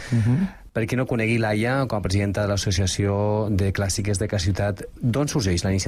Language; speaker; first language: Catalan; native; Catalan